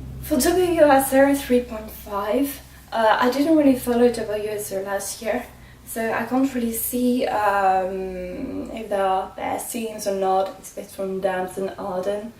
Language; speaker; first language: English; non-native, fluent; French